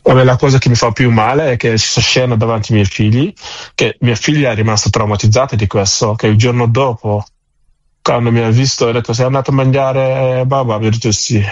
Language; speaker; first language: Italian; non-native, fluent; Wolof